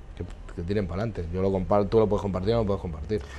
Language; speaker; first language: Spanish; native; Spanish